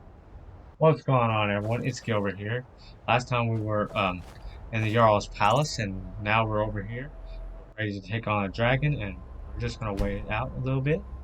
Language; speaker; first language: English; native; English